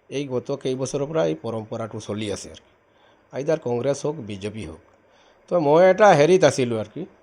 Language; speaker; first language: Assamese; non-native, local second language; Sylheti